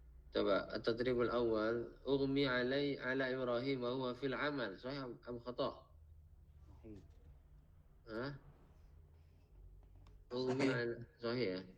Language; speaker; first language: Arabic; non-native, fluent; Indonesian